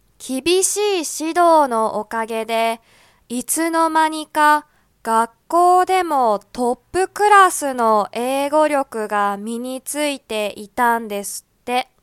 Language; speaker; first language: Japanese; native; Japanese